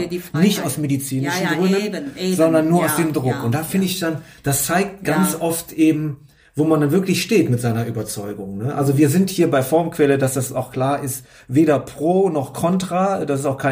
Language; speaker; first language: German; native; German